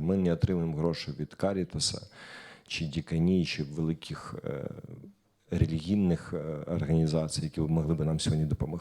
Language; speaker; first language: Ukrainian; non-native, local second language; Russian